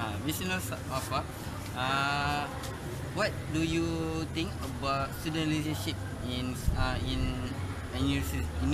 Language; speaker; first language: English; non-native, local second language; Malay